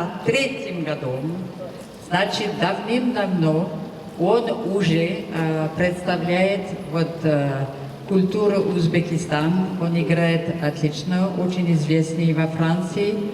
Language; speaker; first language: Russian; non-native, fluent; French